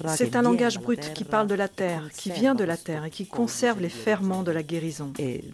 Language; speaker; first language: French; non-native, fluent; Sicilian